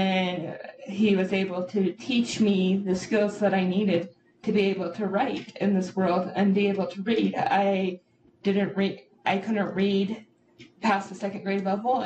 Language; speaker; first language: English; native; English